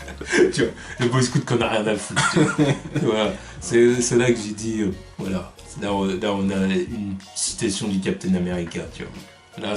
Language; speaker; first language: French; native; French